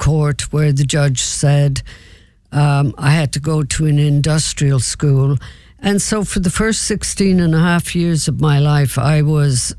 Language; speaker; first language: English; native; English